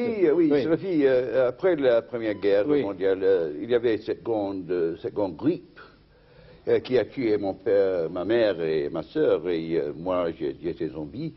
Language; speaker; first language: French; non-native, fluent; English